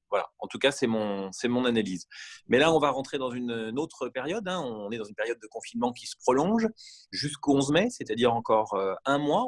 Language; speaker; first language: French; native; French